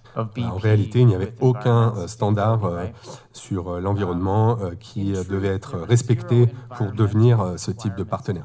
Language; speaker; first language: French; native; French